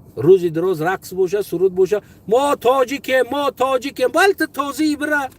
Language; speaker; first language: Tajik; native; Tajik